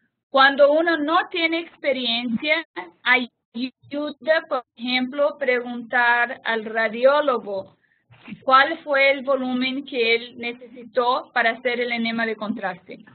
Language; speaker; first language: Spanish; non-native, fluent; Portuguese